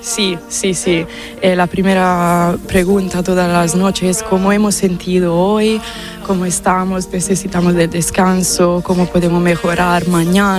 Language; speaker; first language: Spanish; non-native, fluent; Italian